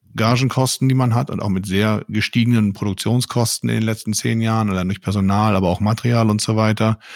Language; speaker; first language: German; native; German